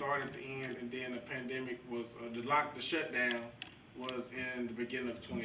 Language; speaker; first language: English; native; English